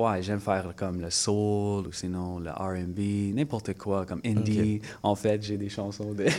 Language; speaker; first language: French; non-native, local second language; English